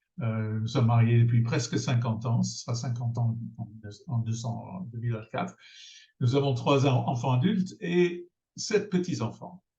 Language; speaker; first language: French; non-native, fluent; English